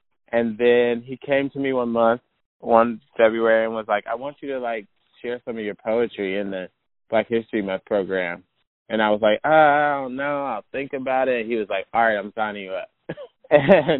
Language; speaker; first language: English; native; English